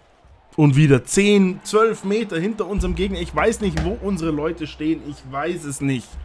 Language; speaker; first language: German; native; German